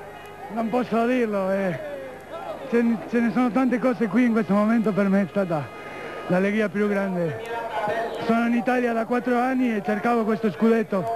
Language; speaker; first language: Italian; non-native, fluent; Spanish